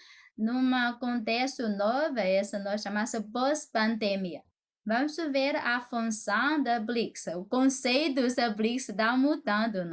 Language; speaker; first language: Portuguese; non-native, fluent; Chinese